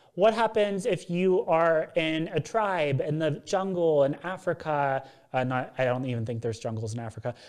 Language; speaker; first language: English; native; English